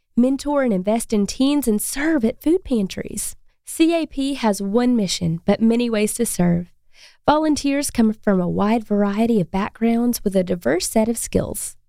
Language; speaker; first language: English; native; English